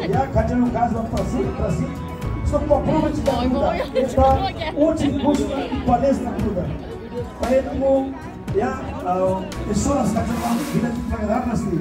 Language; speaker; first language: Russian; non-native, learner; Uzbek